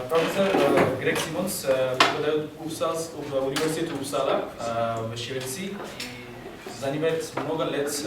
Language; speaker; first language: Russian; non-native, fluent; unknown